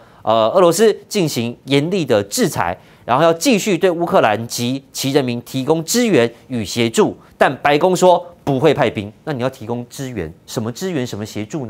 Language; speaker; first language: Chinese; native; Chinese